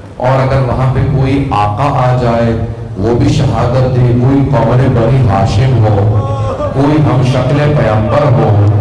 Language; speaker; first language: Urdu; early bilingual, heritage; Urdu